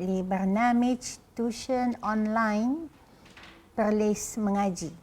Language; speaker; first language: Arabic; non-native, fluent; Malay